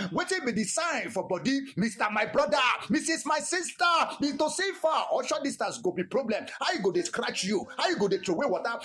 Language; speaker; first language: Nigerian Pidgin; non-native, local second language; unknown